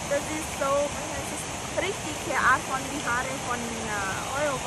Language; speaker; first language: German; non-native, learner; Thai